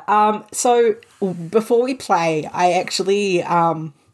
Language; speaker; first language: English; native; English